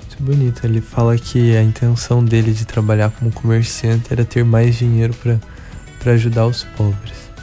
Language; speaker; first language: Portuguese; native; Portuguese